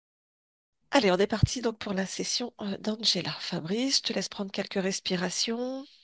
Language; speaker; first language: French; native; French